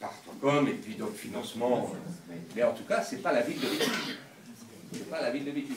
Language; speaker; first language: French; native; French